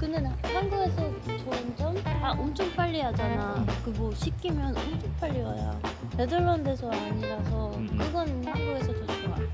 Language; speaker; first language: Korean; non-native, learner; Dutch